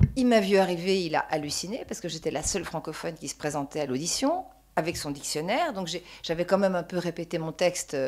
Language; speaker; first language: French; native; French